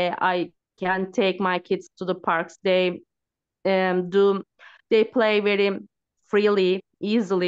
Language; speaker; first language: English; non-native, learner; Turkish